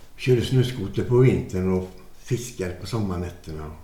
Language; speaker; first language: Swedish; native; Swedish